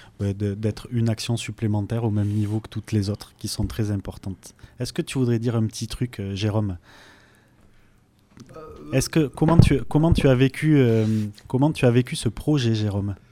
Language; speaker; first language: French; native; French